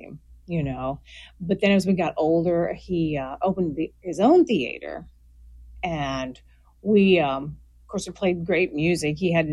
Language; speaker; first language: English; native; English